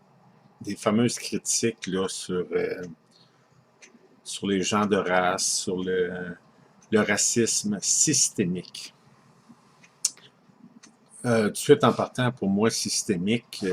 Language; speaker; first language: French; native; French